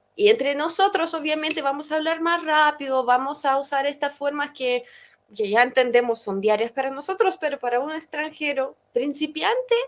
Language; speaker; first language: Spanish; non-native, fluent; Russian